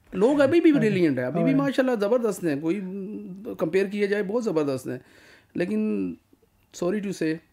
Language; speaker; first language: Urdu; non-native, local second language; Punjabi